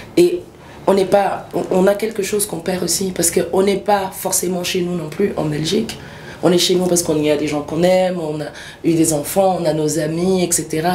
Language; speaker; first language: French; early bilingual, other home language; Swahili